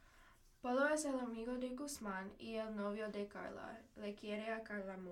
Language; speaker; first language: Spanish; non-native, learner; English